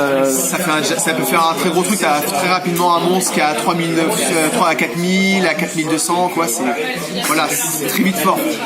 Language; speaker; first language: French; native; French